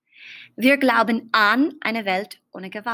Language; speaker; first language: German; non-native, fluent; English